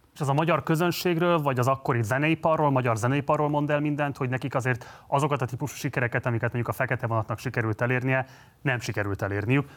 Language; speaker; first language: Hungarian; native; Hungarian